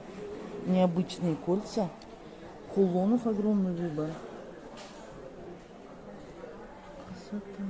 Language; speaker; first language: Russian; native; Russian